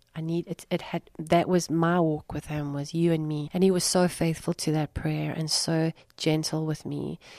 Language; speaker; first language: English; native; English